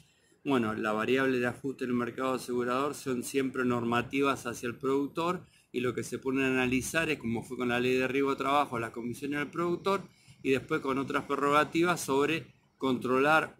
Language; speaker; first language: Spanish; native; Spanish